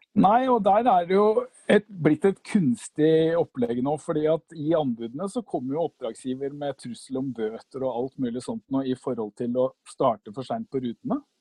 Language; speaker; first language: Norwegian; native; Norwegian